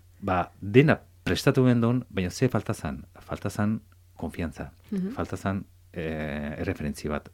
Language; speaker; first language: Basque; native; Basque